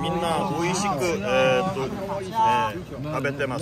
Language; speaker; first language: Japanese; non-native, fluent; Korean